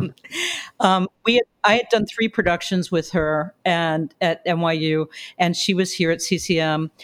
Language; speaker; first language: English; native; English